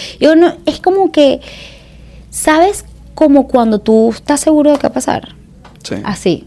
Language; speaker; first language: Spanish; native; Spanish